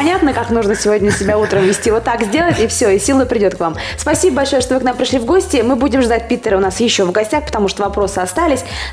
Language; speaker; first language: Russian; native; Russian